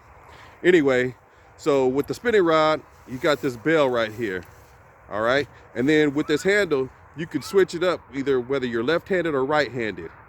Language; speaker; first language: English; native; English